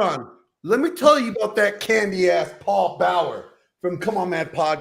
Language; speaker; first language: English; native; English